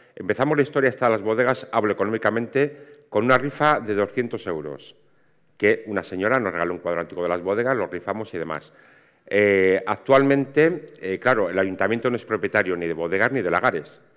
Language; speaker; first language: Spanish; native; Spanish